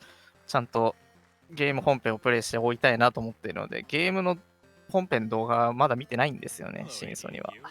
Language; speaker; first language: Japanese; native; Japanese